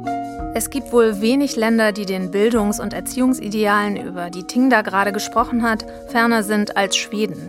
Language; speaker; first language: German; native; German